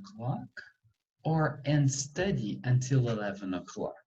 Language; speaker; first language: English; non-native, fluent; Portuguese